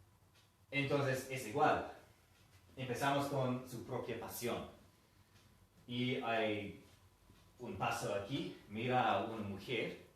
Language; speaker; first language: Spanish; non-native, fluent; English